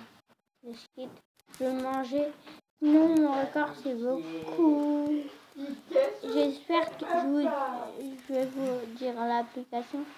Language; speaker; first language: French; native; French